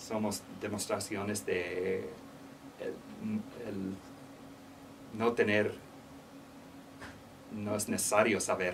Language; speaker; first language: Spanish; non-native, learner; English